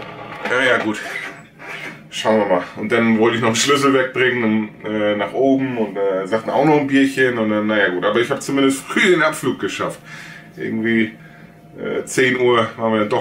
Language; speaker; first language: German; native; German